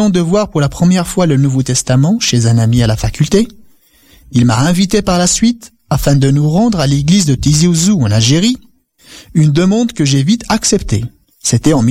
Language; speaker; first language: French; non-native, local second language; Kabyle